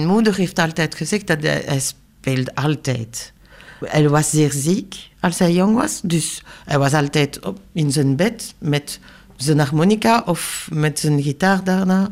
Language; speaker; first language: Dutch; non-native, local second language; French